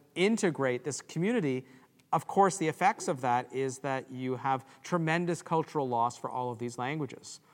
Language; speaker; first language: English; native; English